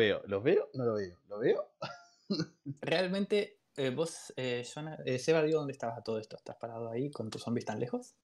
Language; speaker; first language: Spanish; native; Spanish